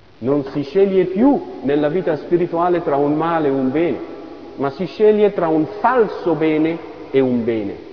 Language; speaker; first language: Italian; non-native, fluent; French